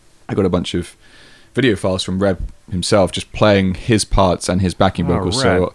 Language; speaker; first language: English; native; English